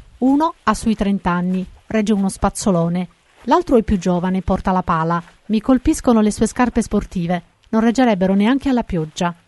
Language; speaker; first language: Italian; native; Italian